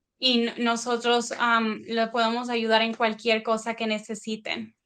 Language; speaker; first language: Spanish; early bilingual, heritage; Spanish